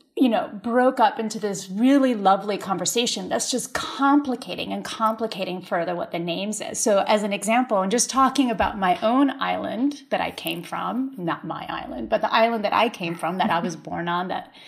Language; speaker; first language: English; early bilingual, other home language; Spanish